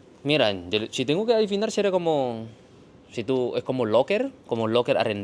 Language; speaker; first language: Spanish; non-native, learner; Indonesian